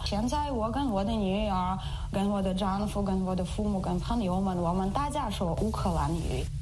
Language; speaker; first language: Chinese; non-native, learner; Ukrainian